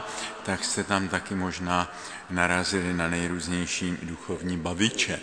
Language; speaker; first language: Czech; native; Czech